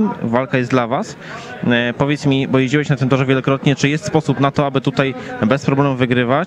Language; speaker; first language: Polish; native; Polish